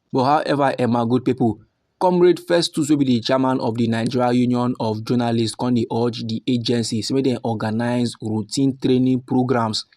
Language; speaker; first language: Nigerian Pidgin; native; Nigerian Pidgin